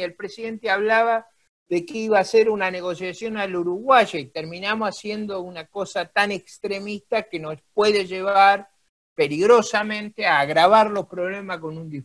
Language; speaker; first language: Spanish; native; Spanish